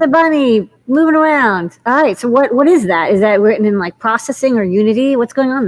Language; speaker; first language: English; native; English